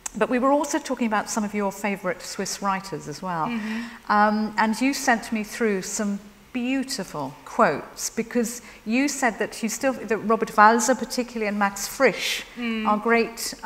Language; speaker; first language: English; native; English